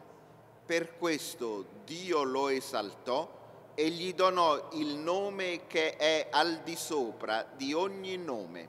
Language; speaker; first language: Italian; native; Italian